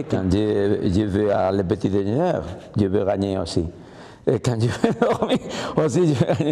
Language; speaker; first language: French; non-native, learner; Spanish